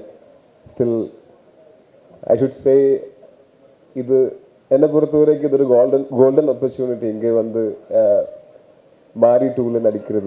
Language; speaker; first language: Tamil; non-native, learner; Malayalam